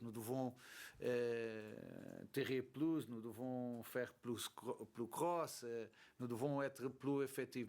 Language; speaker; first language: French; non-native, learner; Portuguese